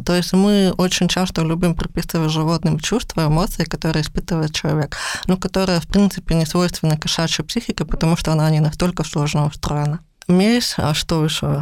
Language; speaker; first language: Russian; native; Russian